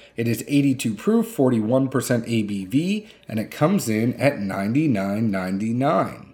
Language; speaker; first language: English; native; English